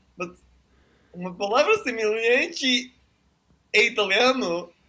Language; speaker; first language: Portuguese; non-native, fluent; Italian